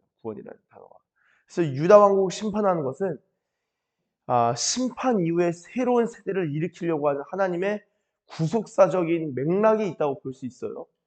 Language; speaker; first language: Korean; native; Korean